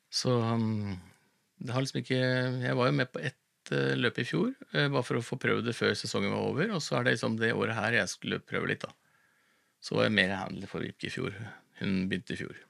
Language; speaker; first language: Norwegian; native; Norwegian